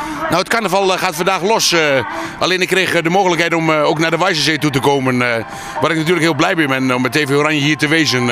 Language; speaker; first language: Dutch; native; Dutch